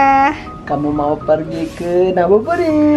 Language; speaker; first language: Indonesian; non-native, learner; Turkish